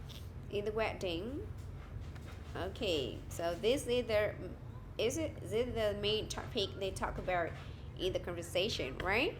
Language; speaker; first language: English; non-native, fluent; Vietnamese